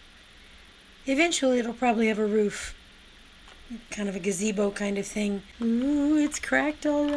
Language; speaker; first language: English; native; English